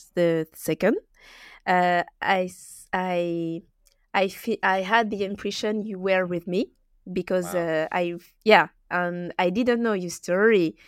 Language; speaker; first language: English; non-native, learner; French